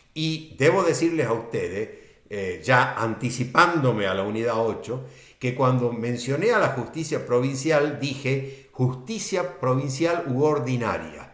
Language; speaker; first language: Spanish; native; Spanish